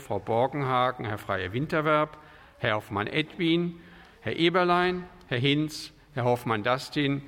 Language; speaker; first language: German; native; German